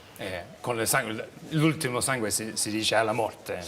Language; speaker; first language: Italian; non-native, learner; English